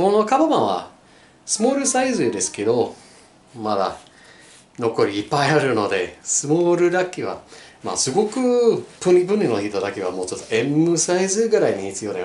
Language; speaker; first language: Japanese; non-native, learner; English